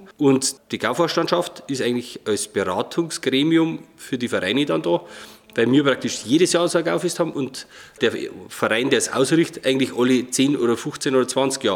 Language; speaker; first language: German; native; German